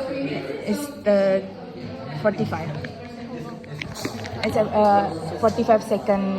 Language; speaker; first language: English; non-native, learner; Indonesian